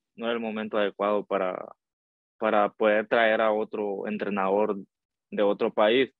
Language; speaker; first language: Spanish; native; Spanish